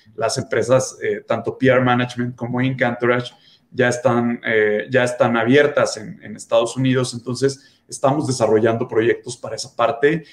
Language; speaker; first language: Spanish; native; Spanish